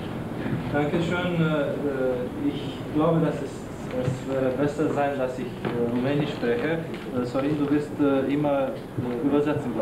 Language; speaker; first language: German; non-native, learner; Romanian